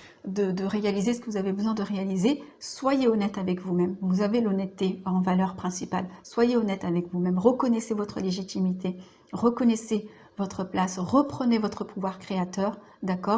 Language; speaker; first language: French; native; French